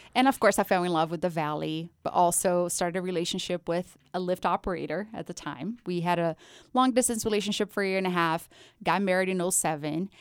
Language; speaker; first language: English; non-native, fluent; Portuguese